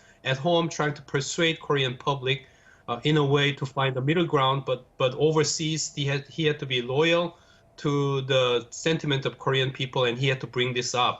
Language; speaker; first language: English; non-native, fluent; Korean